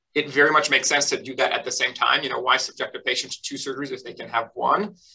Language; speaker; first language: English; native; English